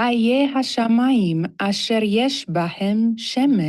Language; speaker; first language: Hebrew; non-native, learner; English